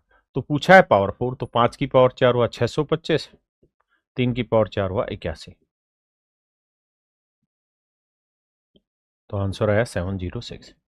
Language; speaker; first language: Hindi; native; Hindi